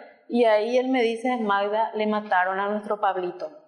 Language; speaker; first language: Spanish; native; Spanish